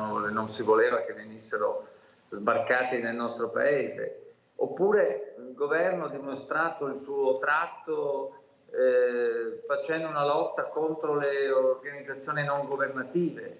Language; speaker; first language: Italian; native; Italian